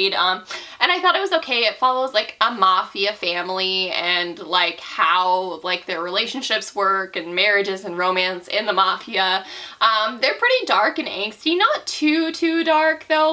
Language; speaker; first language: English; native; English